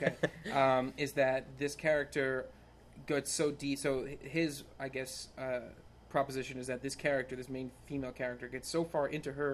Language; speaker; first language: English; native; English